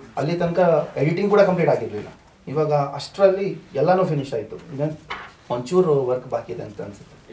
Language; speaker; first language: Kannada; non-native, local second language; Tulu